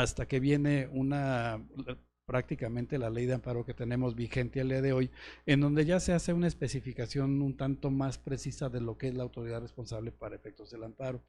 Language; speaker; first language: Spanish; native; Spanish